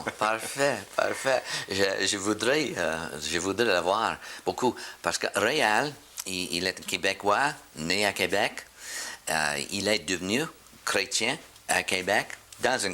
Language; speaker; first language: French; non-native, fluent; English